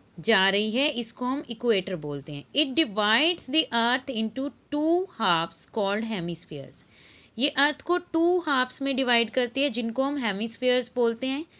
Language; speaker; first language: Hindi; native; Hindi